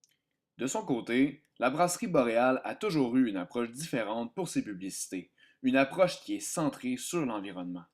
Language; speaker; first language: French; native; French